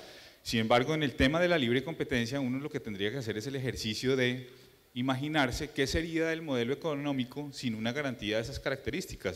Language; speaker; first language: Spanish; native; Spanish